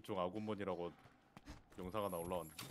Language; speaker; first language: Korean; native; Korean